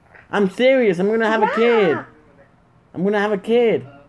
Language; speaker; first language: English; early bilingual, other home language; Spanish